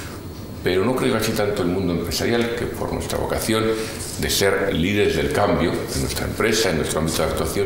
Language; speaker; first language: Spanish; native; Spanish